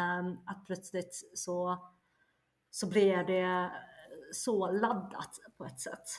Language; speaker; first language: Swedish; early bilingual, other home language; Chinese